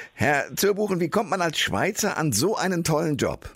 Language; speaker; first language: German; native; German